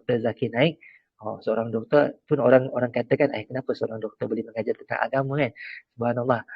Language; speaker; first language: Malay; native; Malay